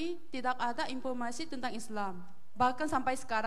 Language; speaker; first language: Indonesian; non-native, learner; Korean